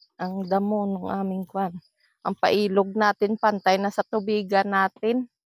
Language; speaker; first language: Filipino; non-native, local second language; Cebuano